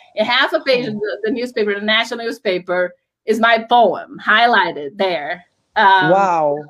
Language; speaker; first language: English; non-native, fluent; Portuguese